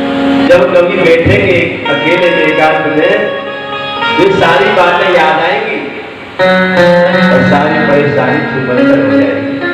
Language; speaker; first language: Hindi; native; Hindi